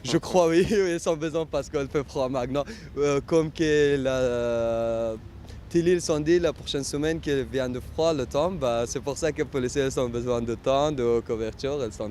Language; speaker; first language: French; non-native, learner; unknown